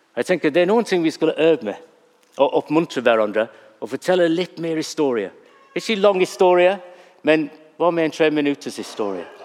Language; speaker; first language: Norwegian; non-native, fluent; English